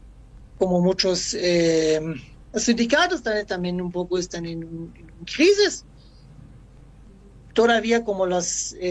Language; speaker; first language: Spanish; non-native, fluent; German